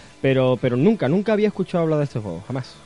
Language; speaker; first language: Spanish; native; Spanish